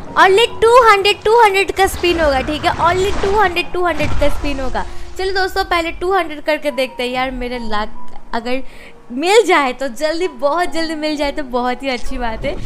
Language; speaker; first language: Hindi; non-native, local second language; Bangla